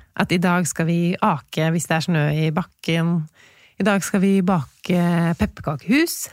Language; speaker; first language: Norwegian; native; Norwegian